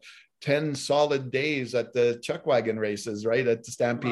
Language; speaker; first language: English; early bilingual, other home language; Italian